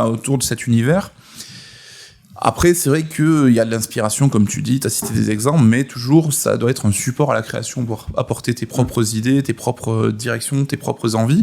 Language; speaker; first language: French; native; French